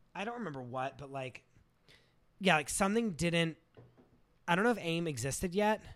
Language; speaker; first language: English; native; English